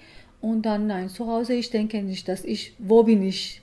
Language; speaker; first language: German; non-native, learner; Persian